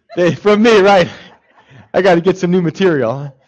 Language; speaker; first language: English; native; English